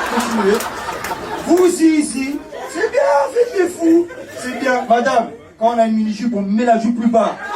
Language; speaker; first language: French; early bilingual, other home language; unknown